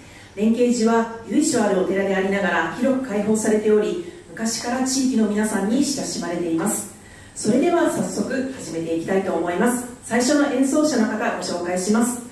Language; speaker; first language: Japanese; native; Japanese